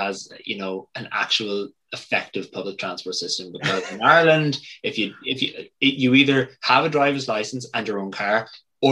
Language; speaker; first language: English; native; English